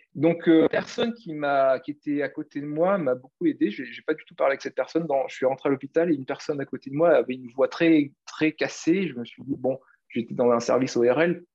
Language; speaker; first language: French; native; French